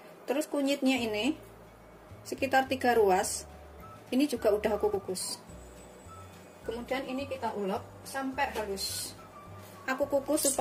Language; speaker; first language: Indonesian; native; Indonesian